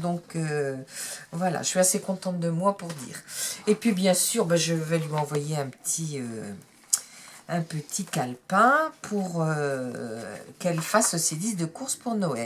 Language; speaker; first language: French; native; French